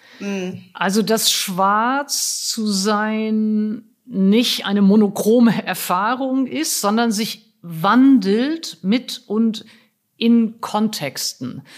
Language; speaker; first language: German; native; German